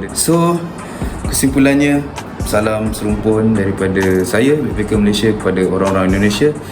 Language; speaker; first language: Malay; native; Malay